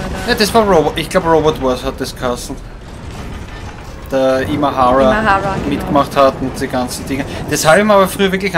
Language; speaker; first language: German; native; German